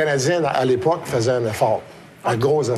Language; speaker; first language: French; native; French